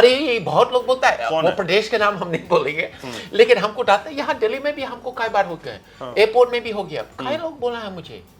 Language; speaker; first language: Hindi; non-native, fluent; English